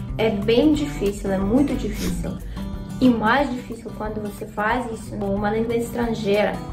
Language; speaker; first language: Portuguese; non-native, learner; Russian